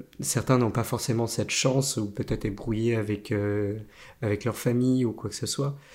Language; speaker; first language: French; native; French